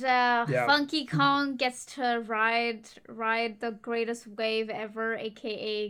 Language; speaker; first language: English; native; English